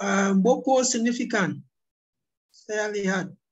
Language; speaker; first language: Indonesian; non-native, learner; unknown